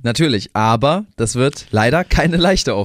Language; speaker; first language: German; native; German